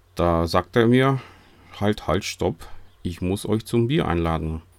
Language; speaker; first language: German; non-native, fluent; Russian